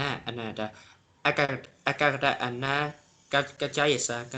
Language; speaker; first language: Russian; non-native, learner; Vietnamese